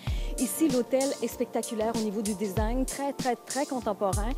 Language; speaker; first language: French; native; French